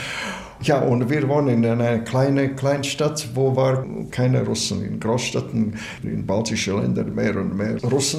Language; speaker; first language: German; non-native, learner; Latvian